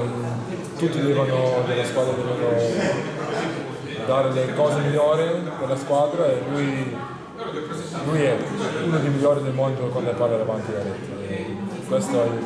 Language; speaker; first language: Italian; non-native, learner; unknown